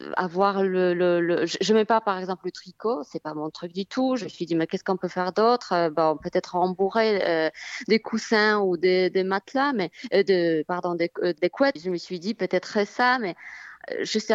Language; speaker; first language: French; non-native, fluent; Polish